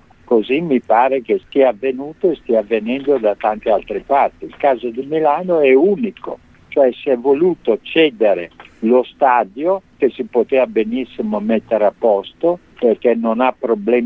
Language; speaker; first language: Italian; native; Italian